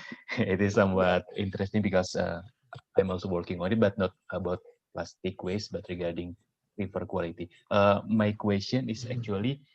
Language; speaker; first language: English; non-native, fluent; Indonesian